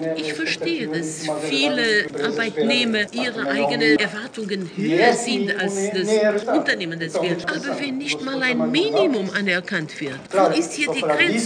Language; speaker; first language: German; non-native, fluent; Portuguese